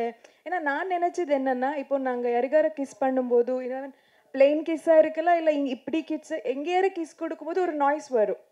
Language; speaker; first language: Tamil; non-native, learner; Kannada